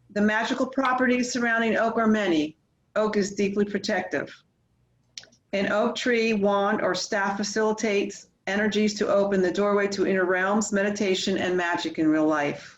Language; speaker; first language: English; native; English